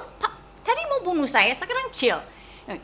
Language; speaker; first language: Indonesian; non-native, fluent; English